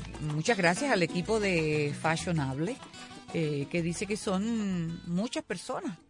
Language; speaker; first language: Spanish; native; Spanish